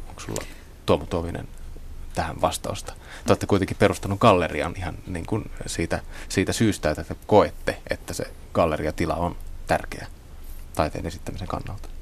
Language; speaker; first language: Finnish; native; Finnish